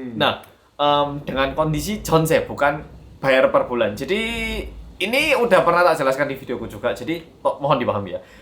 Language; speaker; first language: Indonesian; early bilingual, other home language; Korean